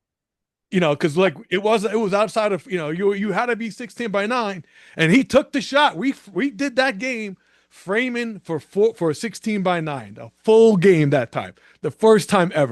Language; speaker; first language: English; native; English